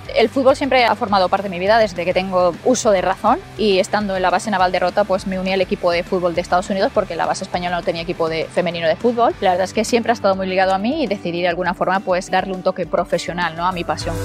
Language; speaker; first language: Spanish; native; Spanish